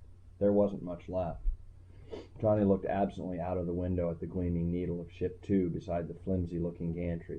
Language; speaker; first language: English; native; English